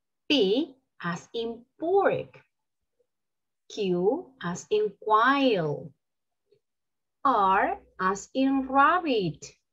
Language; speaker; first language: English; non-native, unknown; Spanish